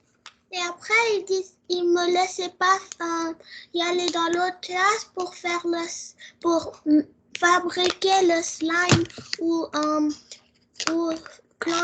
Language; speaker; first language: French; early bilingual, heritage; French